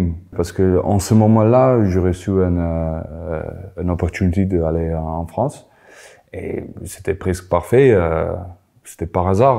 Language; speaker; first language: French; non-native, fluent; Afrikaans